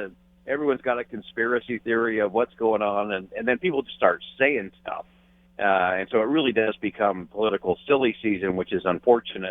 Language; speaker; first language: English; native; English